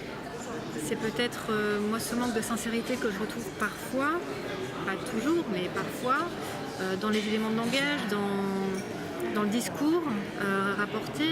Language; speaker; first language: French; native; French